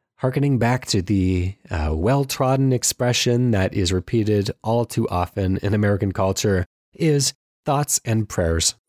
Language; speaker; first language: English; native; English